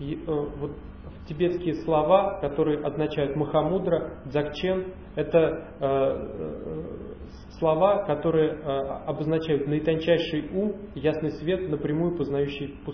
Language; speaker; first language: Russian; native; Russian